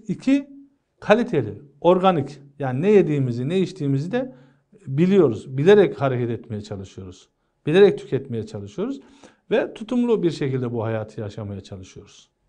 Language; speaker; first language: Turkish; native; Turkish